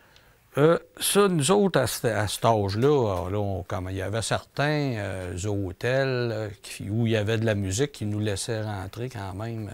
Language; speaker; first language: French; native; French